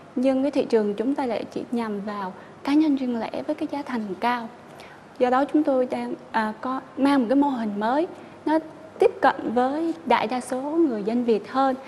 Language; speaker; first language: Vietnamese; native; Vietnamese